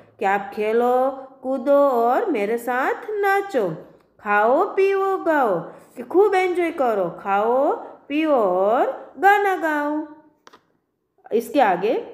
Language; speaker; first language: Hindi; non-native, local second language; Gujarati